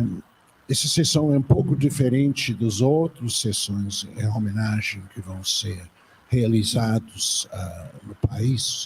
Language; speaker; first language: Portuguese; non-native, fluent; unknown